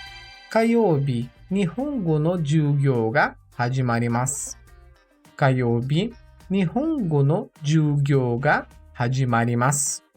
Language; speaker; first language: Japanese; non-native, learner; Portuguese